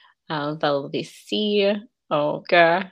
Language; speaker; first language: Danish; non-native, learner; English